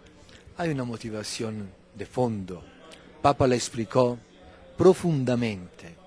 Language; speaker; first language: Spanish; non-native, fluent; Italian